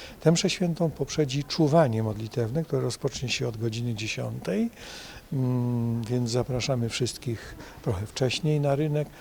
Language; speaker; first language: Polish; native; Polish